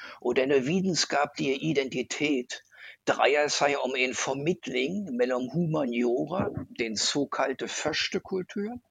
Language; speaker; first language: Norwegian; non-native, fluent; German